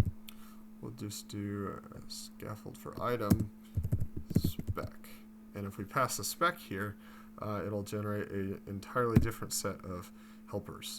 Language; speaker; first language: English; native; English